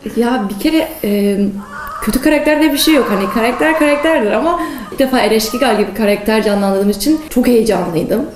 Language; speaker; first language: Turkish; early bilingual, heritage; Turkish